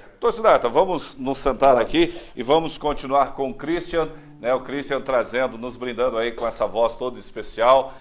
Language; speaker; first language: Portuguese; native; Portuguese